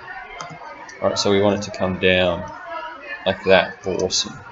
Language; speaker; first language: English; native; English